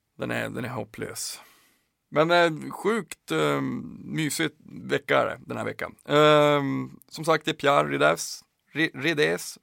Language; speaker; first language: Swedish; native; Swedish